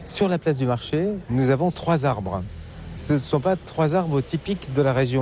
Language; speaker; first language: French; native; French